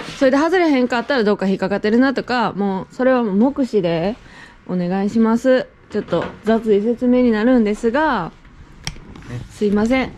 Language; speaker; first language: Japanese; native; Japanese